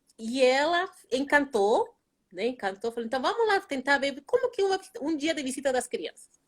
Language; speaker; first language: Portuguese; non-native, fluent; Spanish